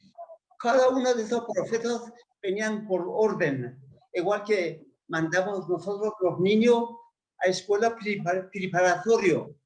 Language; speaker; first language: Spanish; non-native, fluent; Persian